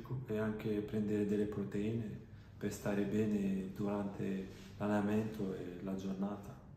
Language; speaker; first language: Italian; non-native, fluent; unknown